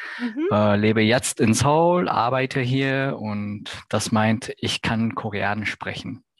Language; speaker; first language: German; non-native, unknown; Korean